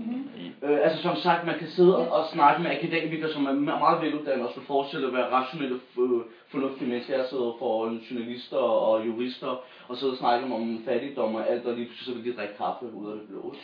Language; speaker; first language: Danish; native; Danish